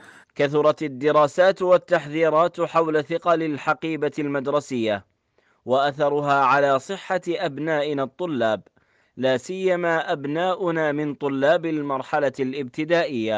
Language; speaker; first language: Arabic; native; Arabic